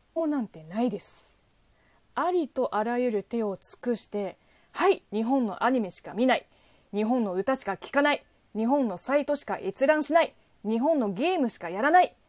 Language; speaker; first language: Japanese; non-native, fluent; Chinese